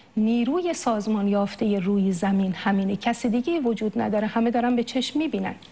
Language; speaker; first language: Persian; native; Persian